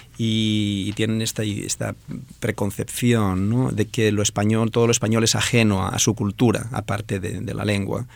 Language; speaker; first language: Spanish; non-native, local second language; Catalan